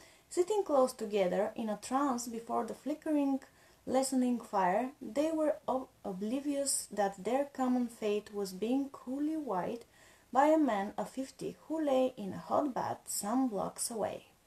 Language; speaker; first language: English; non-native, fluent; Bulgarian